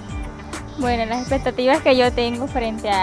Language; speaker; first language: Spanish; non-native, local second language; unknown